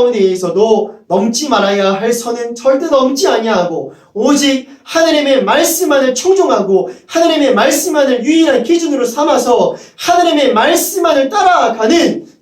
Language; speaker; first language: Korean; native; Korean